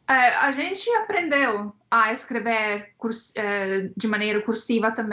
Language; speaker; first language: Portuguese; non-native, fluent; Estonian